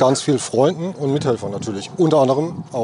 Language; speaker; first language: German; native; German